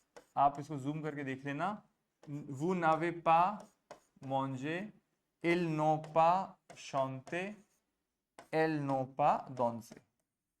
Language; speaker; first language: French; non-native, fluent; Hindi